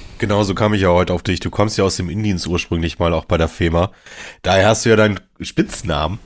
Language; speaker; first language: German; native; German